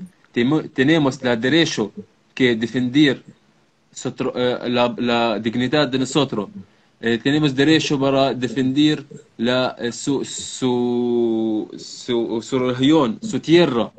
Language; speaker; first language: Spanish; non-native, learner; Arabic